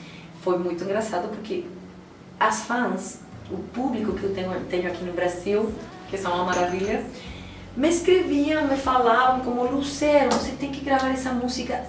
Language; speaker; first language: Portuguese; non-native, fluent; Spanish